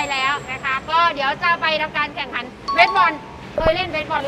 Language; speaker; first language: Thai; native; Thai